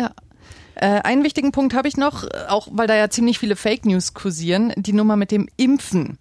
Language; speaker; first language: German; native; German